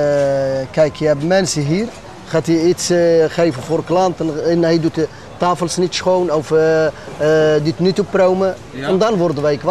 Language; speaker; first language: Dutch; non-native, learner; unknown